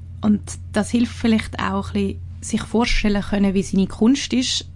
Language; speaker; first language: German; native; German